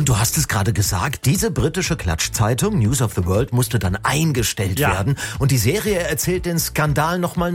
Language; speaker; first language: German; native; German